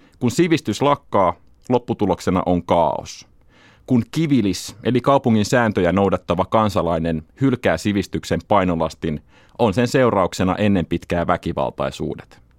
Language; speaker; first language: Finnish; native; Finnish